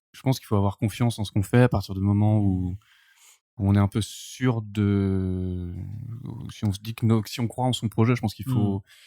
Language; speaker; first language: French; native; French